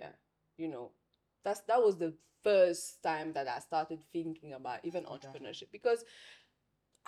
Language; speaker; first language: English; non-native, fluent; French